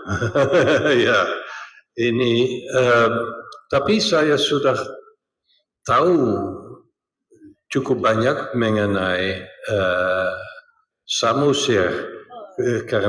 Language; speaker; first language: Indonesian; non-native, fluent; Dutch